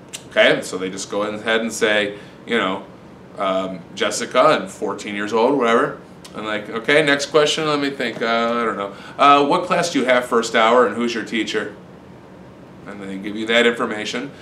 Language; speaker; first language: English; native; English